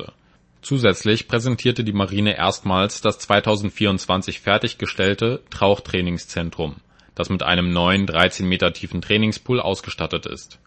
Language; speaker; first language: German; native; German